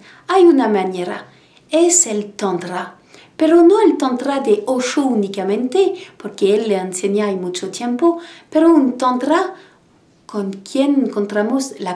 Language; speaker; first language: Spanish; non-native, learner; French